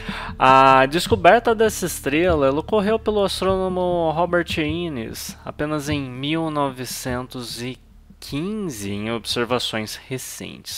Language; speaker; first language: Portuguese; native; Portuguese